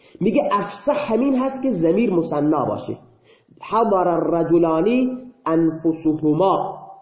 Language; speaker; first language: Persian; non-native, local second language; Baluchi